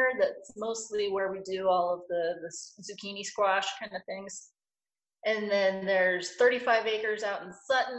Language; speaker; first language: English; native; English